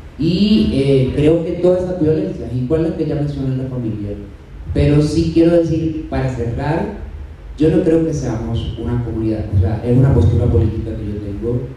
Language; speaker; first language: Spanish; native; Spanish